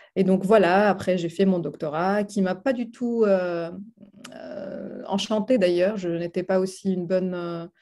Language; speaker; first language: French; non-native, local second language; Arabic